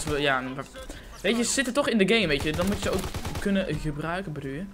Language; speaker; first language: Dutch; native; Dutch